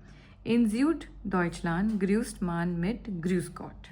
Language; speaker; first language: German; non-native, learner; Gujarati